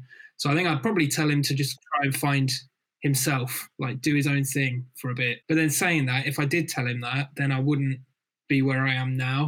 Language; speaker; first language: English; native; English